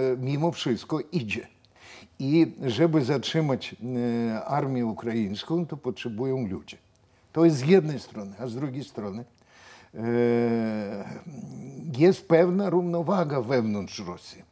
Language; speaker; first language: Polish; non-native, fluent; Russian